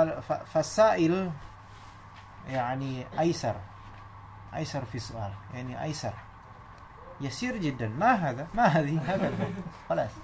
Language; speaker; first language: Arabic; non-native, fluent; Indonesian